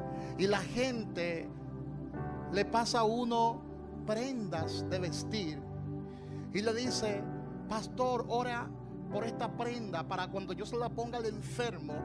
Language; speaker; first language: Spanish; native; Spanish